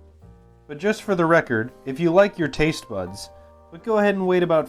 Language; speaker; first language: English; native; English